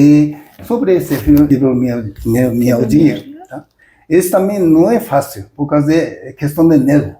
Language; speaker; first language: Portuguese; non-native, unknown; Japanese